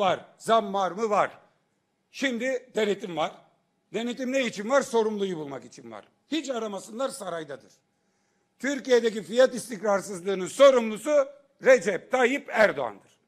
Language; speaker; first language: Turkish; native; Turkish